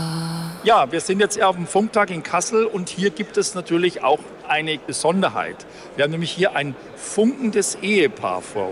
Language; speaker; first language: German; native; German